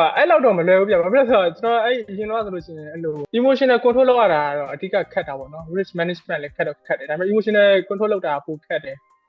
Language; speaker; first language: Burmese; native; Burmese